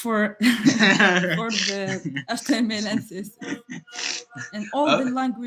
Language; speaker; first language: English; non-native, learner; French